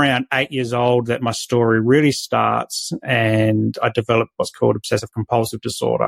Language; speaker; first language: English; native; English